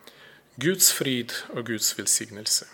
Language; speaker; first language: Swedish; non-native, fluent; Russian